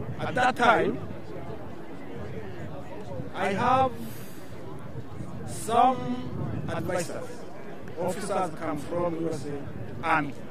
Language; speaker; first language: English; non-native, learner; Rundi